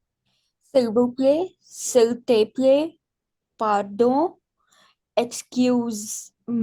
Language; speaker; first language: French; non-native, learner; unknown